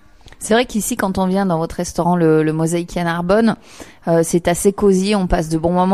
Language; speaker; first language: French; native; French